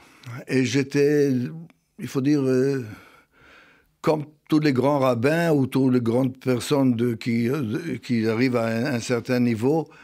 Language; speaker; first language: French; non-native, fluent; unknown